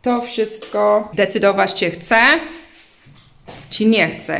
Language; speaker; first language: Polish; early bilingual, heritage; English